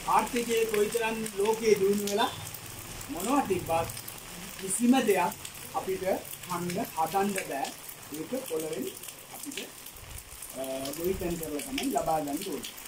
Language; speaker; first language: Sinhala; non-native, local second language; Tamil